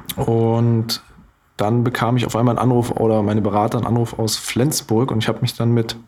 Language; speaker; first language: German; native; German